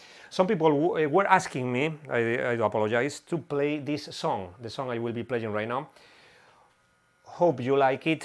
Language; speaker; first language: English; non-native, fluent; Spanish